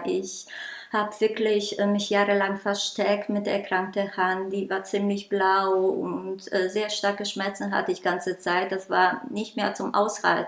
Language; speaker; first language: German; non-native, local second language; Polish